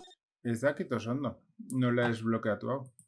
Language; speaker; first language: Basque; non-native, local second language; Spanish